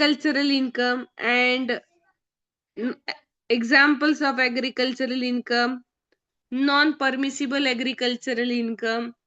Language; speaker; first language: English; non-native, local second language; Hindi